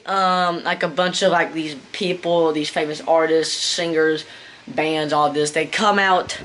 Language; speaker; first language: English; native; English